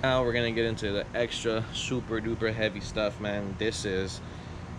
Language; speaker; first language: English; native; English